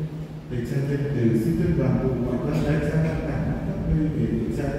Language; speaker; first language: Vietnamese; native; Vietnamese